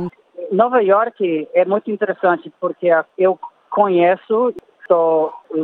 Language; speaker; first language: Portuguese; non-native, fluent; English